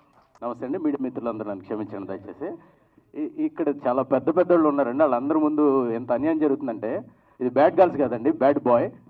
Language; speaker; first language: Telugu; native; Telugu